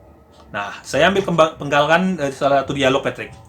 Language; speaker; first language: Indonesian; native; Indonesian